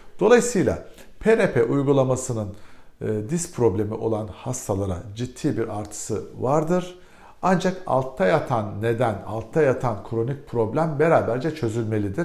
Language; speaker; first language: Turkish; native; Turkish